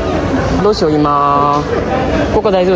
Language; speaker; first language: Japanese; non-native, fluent; Nepali